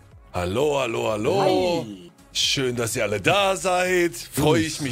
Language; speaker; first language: German; native; German